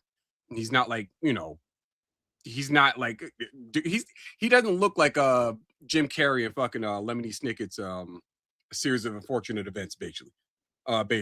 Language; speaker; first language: English; native; English